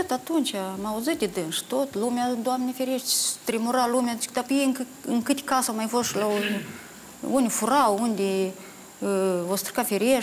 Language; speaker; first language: Romanian; native; Romanian